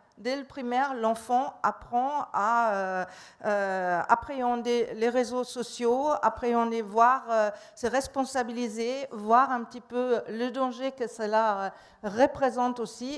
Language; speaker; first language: French; non-native, fluent; German